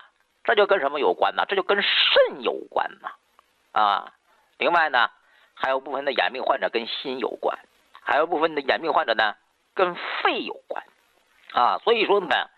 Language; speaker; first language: Chinese; native; Chinese